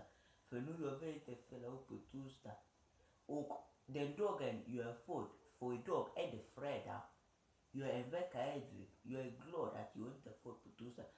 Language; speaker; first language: Swedish; early bilingual, other home language; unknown